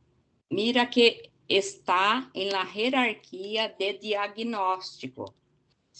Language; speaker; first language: Spanish; non-native, learner; Portuguese